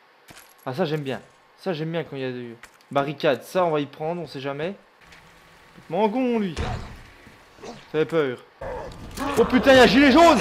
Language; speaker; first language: French; native; French